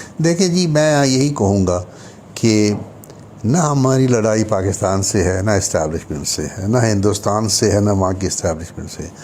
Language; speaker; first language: Urdu; non-native, local second language; Kashmiri